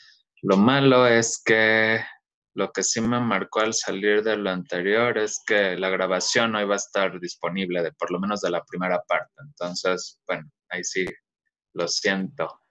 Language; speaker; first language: Spanish; native; Spanish